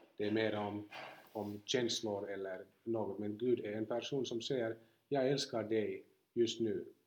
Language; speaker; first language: Swedish; non-native, local second language; Finnish